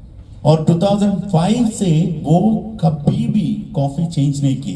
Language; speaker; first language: Hindi; non-native, learner; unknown